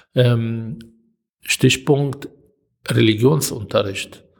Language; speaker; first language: German; non-native, fluent; Hebrew